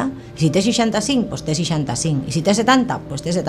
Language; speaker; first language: Catalan; native; Catalan